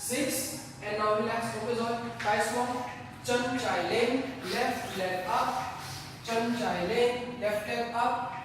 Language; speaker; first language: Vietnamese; non-native, learner; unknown